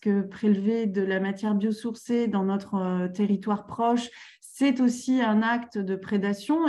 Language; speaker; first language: French; native; French